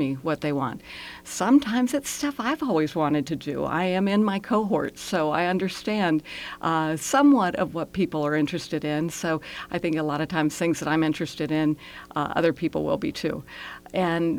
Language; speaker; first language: English; native; English